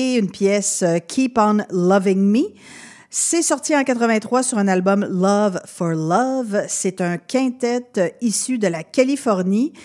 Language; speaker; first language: French; native; French